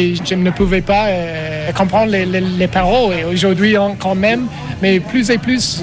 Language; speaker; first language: French; non-native, learner; English